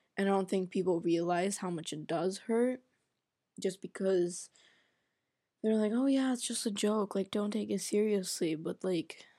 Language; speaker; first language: English; non-native, fluent; Arabic